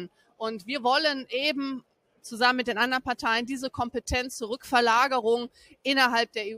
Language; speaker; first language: German; native; German